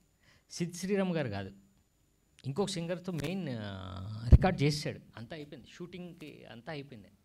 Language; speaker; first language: Telugu; native; Telugu